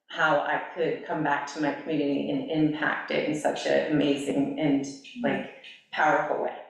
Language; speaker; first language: English; native; English